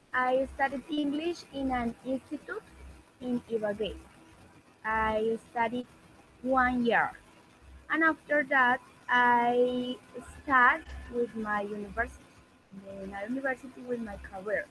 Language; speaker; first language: English; non-native, learner; Spanish